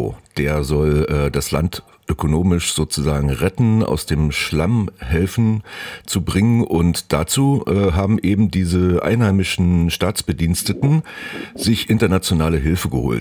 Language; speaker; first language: German; native; German